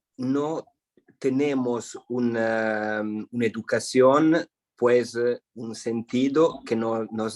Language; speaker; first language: Spanish; non-native, fluent; Italian